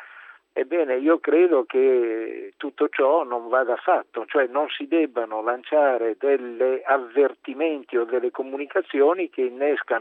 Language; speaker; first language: Italian; native; Italian